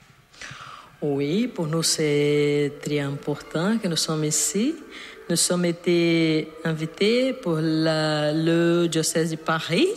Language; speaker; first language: French; non-native, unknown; Portuguese